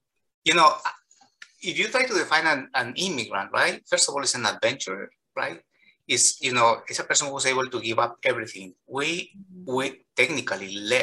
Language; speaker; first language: English; non-native, fluent; Spanish